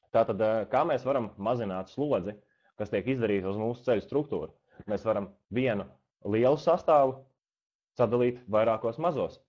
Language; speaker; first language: Latvian; native; Latvian